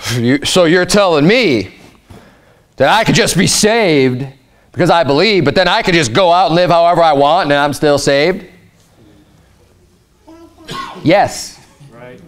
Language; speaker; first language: English; native; English